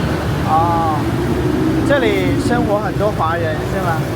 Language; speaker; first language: Chinese; native; Chinese